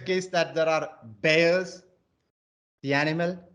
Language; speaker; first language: English; non-native, local second language; Malayalam